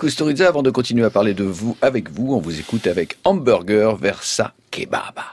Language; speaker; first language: French; native; French